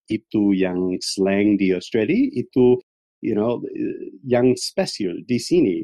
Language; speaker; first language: Indonesian; non-native, fluent; English